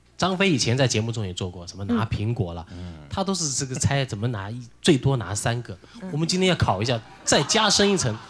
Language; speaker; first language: Chinese; native; Chinese